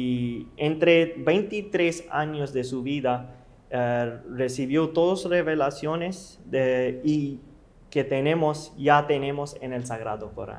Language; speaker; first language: Spanish; non-native, learner; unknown